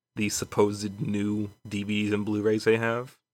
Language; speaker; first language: English; native; English